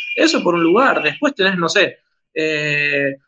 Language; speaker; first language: Spanish; native; Spanish